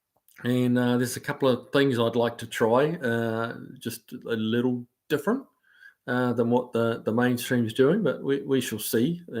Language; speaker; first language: English; native; English